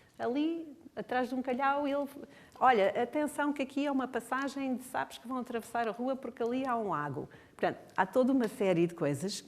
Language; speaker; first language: Portuguese; non-native, fluent; English